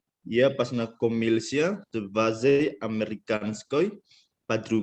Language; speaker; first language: Russian; non-native, learner; Indonesian